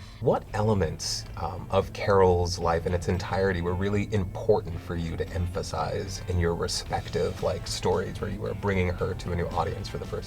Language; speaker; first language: English; native; English